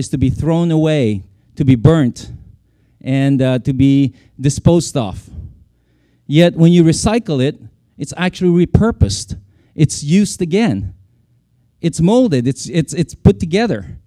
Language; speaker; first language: English; non-native, local second language; Filipino